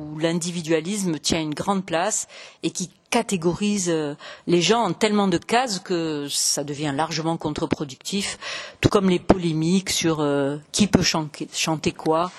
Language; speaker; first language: French; native; French